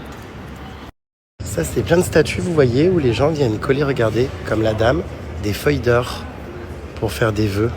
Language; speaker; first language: French; native; French